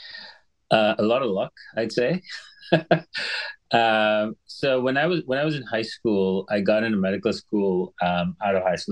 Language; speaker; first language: English; non-native, local second language; Sinhala